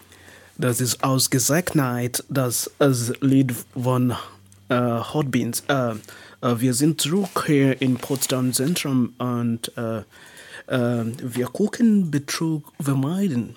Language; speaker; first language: German; non-native, learner; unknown